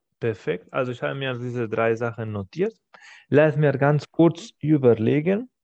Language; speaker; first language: German; non-native, fluent; Spanish